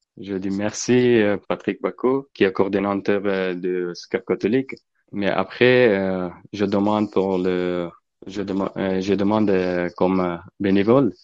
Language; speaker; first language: French; non-native, learner; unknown